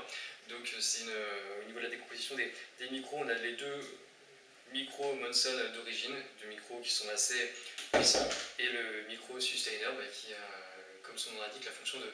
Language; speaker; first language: French; native; French